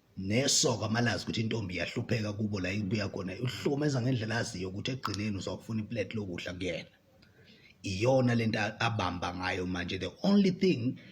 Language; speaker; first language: Zulu; non-native, local second language; Swati